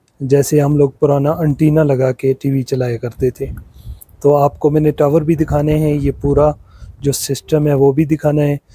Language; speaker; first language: Urdu; non-native, local second language; Punjabi